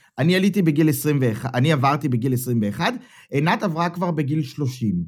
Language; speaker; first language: Hebrew; native; Hebrew